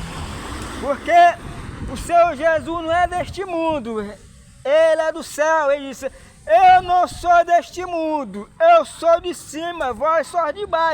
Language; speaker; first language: Portuguese; native; Portuguese